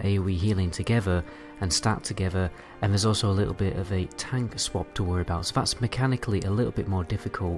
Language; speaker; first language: English; native; English